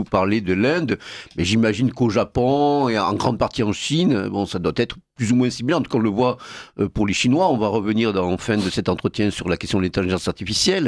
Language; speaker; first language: French; native; French